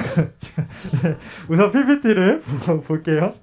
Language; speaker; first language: Korean; native; Korean